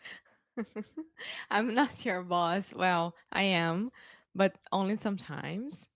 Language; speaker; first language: English; non-native, fluent; Portuguese